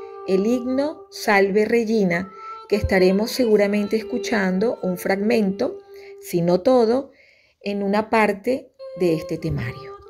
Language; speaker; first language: Spanish; native; Spanish